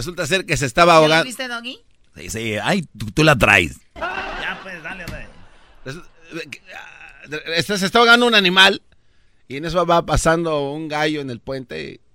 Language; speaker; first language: Spanish; native; Spanish